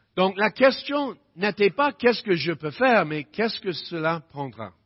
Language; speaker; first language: French; non-native, fluent; English